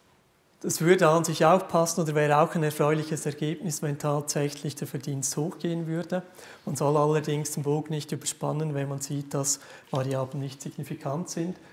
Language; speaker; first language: German; native; German